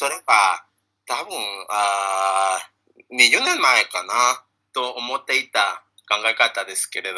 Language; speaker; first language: Japanese; non-native, learner; Spanish